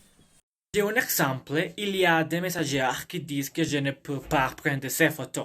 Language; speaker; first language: French; non-native, learner; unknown